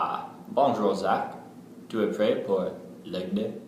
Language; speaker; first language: French; non-native, learner; English